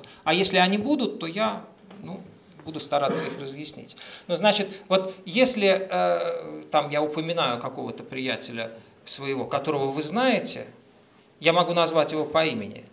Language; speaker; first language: Russian; native; Russian